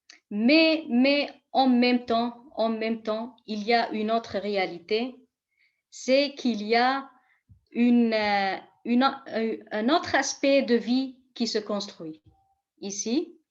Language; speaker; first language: French; non-native, fluent; Kurdish